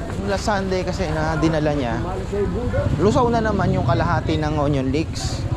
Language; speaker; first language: Filipino; non-native, local second language; Bikol